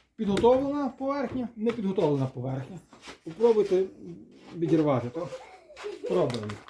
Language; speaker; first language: Ukrainian; native; Ukrainian